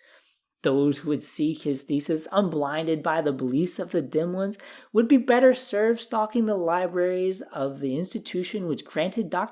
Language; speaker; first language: English; native; English